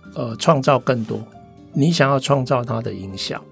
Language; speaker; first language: Chinese; non-native, local second language; Min Nan Chinese